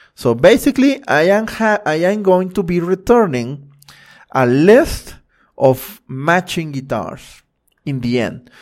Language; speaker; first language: English; non-native, fluent; Spanish